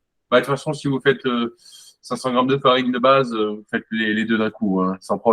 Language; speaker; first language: French; native; French